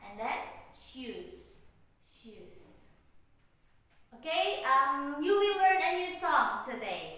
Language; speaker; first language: English; non-native, fluent; Indonesian